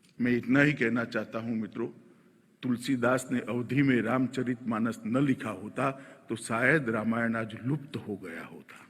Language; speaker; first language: Hindi; non-native, local second language; Gujarati